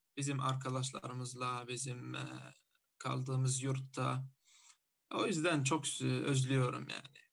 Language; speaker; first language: Turkish; non-native, fluent; Arabic